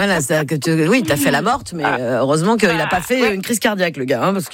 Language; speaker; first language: French; native; French